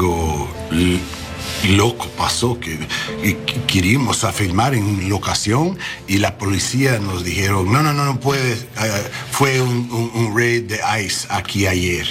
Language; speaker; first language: Spanish; non-native, learner; English